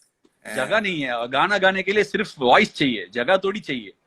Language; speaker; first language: Hindi; non-native, local second language; Tamil